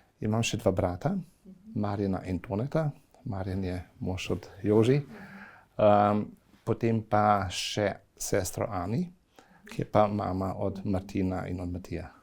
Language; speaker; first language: Slovenian; native; Slovenian